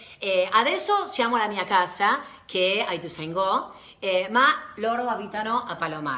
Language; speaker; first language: Italian; non-native, learner; Spanish